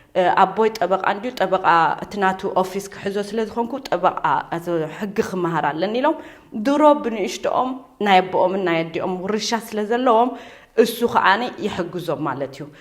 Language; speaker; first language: Tigrinya; early bilingual, heritage; Tigrinya